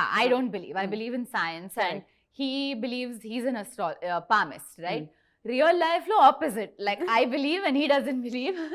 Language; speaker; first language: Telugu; non-native, learner; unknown